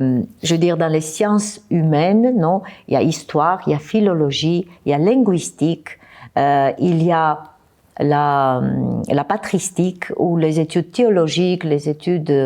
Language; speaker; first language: French; non-native, fluent; Armenian